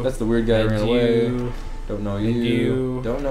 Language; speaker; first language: English; native; English